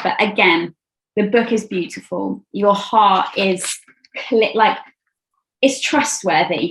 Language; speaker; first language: English; native; English